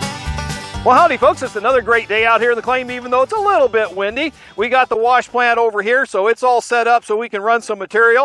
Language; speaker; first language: English; native; English